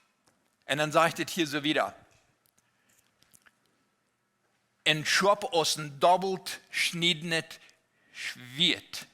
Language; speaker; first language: German; non-native, learner; Low German